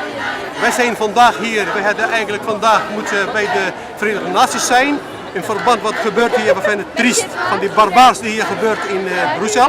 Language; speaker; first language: Dutch; non-native, learner; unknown